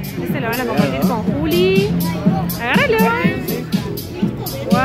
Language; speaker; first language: Spanish; native; Spanish